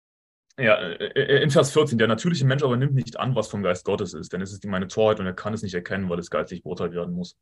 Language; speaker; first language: German; native; German